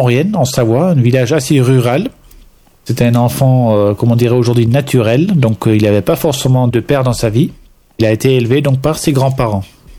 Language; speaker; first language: French; non-native, fluent; Dutch